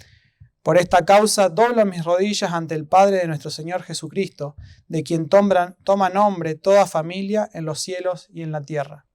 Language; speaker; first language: Spanish; native; Spanish